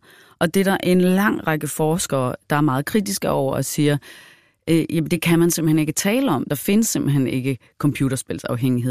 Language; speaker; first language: Danish; native; Danish